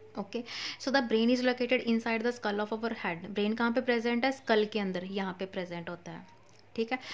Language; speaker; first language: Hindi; non-native, local second language; Punjabi